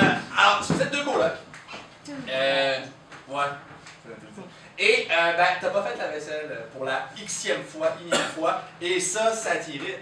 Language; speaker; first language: French; native; French